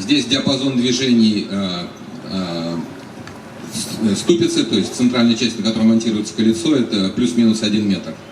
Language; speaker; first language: Russian; native; Russian